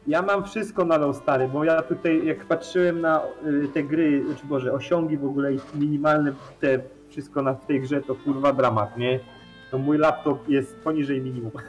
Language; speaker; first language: Polish; native; Polish